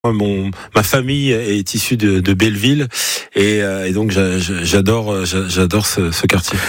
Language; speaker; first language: French; native; French